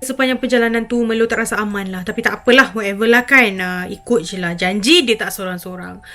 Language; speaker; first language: Malay; native; Malay